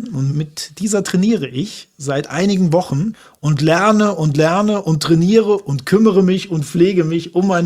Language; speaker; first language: German; native; German